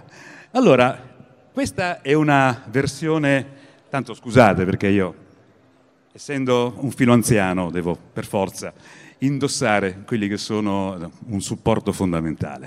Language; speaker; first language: Italian; native; Italian